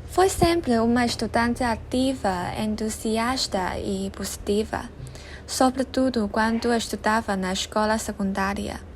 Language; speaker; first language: Portuguese; non-native, learner; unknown